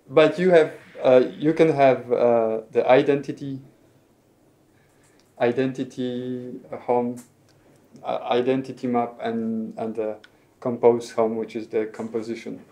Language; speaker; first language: English; non-native, fluent; Polish